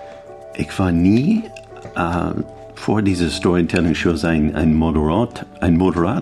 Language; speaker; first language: German; non-native, learner; English